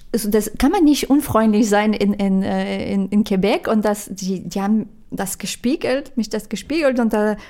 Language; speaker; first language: German; non-native, fluent; French